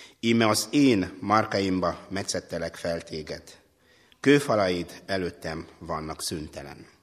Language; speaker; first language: Hungarian; non-native, fluent; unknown